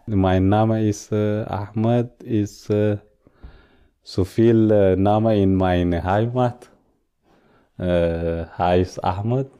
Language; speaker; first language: German; non-native, learner; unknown